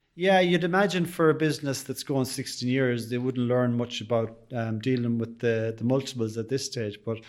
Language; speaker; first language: English; native; English